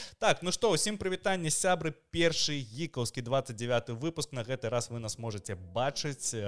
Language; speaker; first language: Belarusian; non-native, local second language; Russian